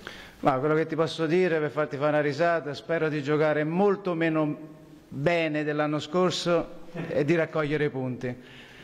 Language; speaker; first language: Italian; native; Italian